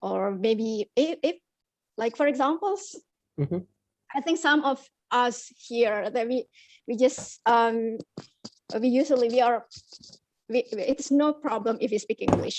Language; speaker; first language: English; non-native, fluent; Indonesian